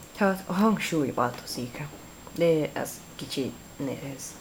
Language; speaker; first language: Hungarian; non-native, learner; Italian